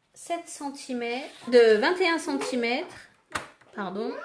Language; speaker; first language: French; native; French